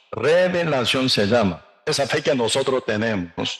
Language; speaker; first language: Spanish; non-native, learner; Korean